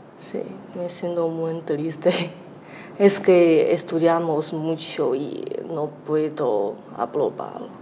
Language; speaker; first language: Spanish; non-native, learner; Chinese